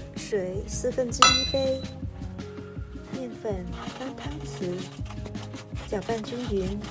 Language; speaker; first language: Chinese; native; Chinese